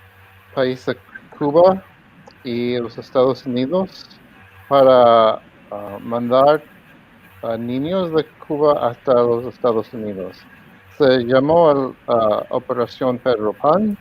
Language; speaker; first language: Spanish; early bilingual, heritage; Spanish